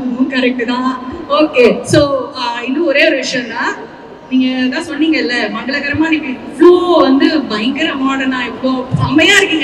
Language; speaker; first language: Tamil; native; Tamil